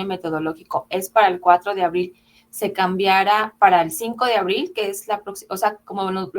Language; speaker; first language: Spanish; native; Spanish